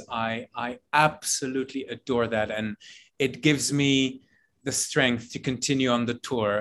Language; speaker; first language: English; non-native, fluent; Hebrew